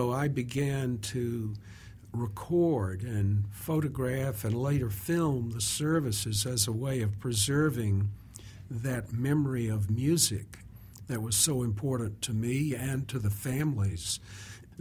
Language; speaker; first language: English; native; English